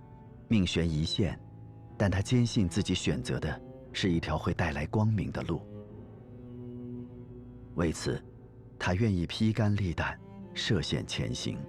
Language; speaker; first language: Chinese; native; Chinese